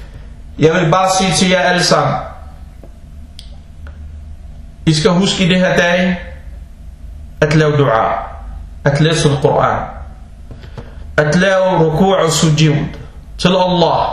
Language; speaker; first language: Danish; non-native, fluent; Arabic